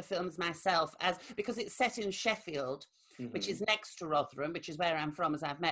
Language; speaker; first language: English; native; English